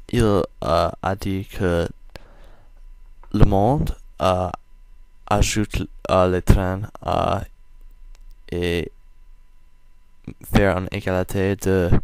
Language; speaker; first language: French; non-native, learner; English